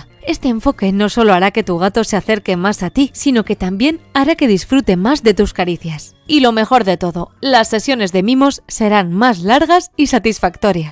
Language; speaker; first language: Spanish; native; Spanish